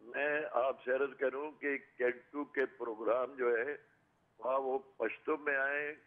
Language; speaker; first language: Urdu; native; Urdu